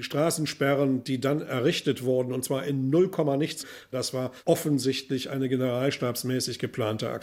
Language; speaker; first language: German; native; German